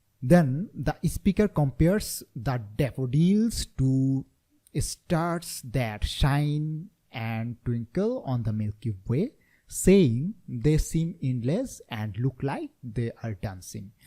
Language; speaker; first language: English; non-native, local second language; Bangla